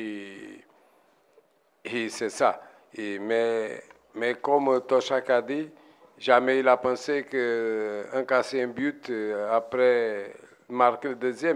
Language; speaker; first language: French; non-native, learner; Portuguese